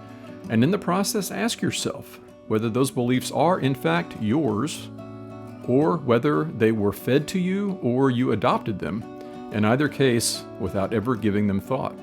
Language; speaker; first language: English; native; English